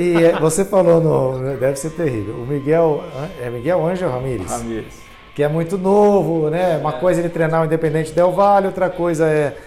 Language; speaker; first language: Portuguese; native; Portuguese